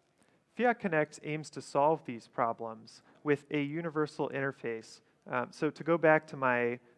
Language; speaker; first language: English; native; English